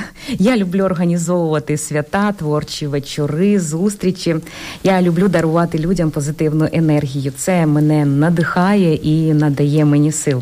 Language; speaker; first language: Ukrainian; native; Ukrainian